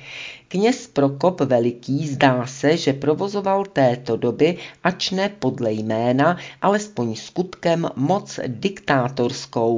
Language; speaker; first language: Czech; native; Czech